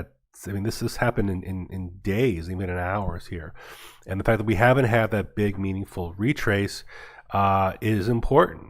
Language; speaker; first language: English; native; English